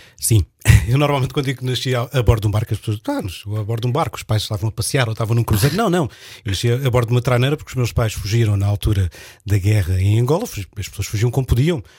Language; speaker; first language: Portuguese; native; Portuguese